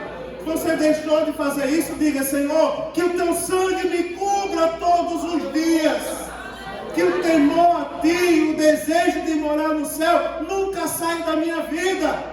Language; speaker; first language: Portuguese; native; Portuguese